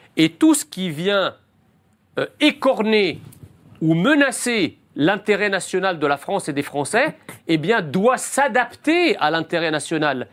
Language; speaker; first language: French; early bilingual, other home language; Arabic